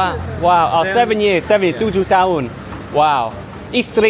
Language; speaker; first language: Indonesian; non-native, learner; English